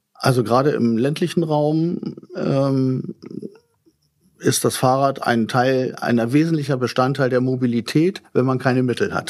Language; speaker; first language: German; native; German